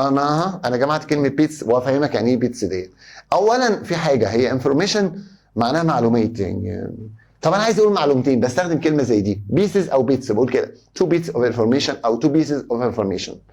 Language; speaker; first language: Arabic; native; Arabic